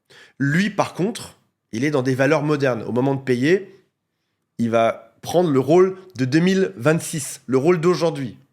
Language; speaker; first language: French; native; French